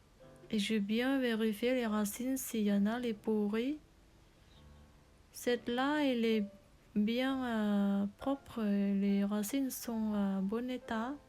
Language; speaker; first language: French; non-native, learner; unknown